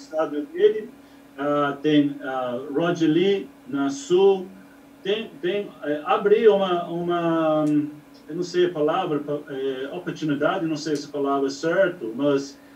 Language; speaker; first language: Portuguese; non-native, learner; English